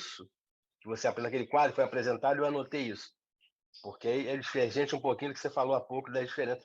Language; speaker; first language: Portuguese; native; Portuguese